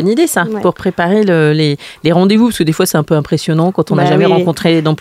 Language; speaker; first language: French; native; French